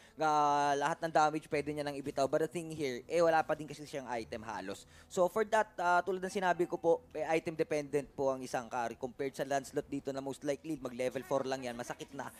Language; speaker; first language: Filipino; native; Filipino